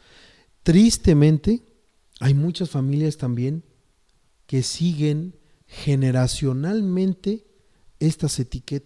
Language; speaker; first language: Spanish; native; Spanish